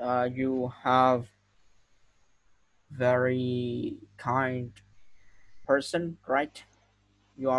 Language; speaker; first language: English; non-native, fluent; Vietnamese